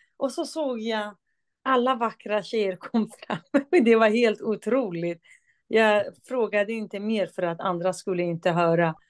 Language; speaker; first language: Swedish; non-native, fluent; Kurdish